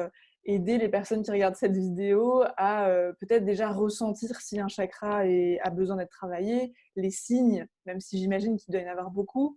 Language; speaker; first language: French; native; French